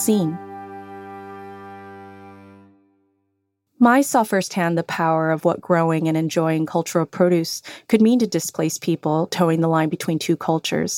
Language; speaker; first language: English; native; English